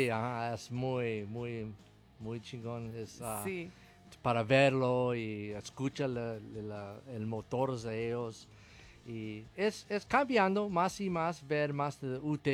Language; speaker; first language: Spanish; non-native, learner; English